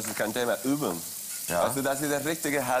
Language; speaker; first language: German; non-native, fluent; Spanish